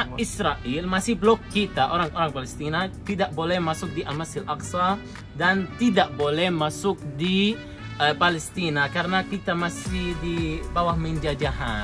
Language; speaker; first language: Indonesian; non-native, learner; Arabic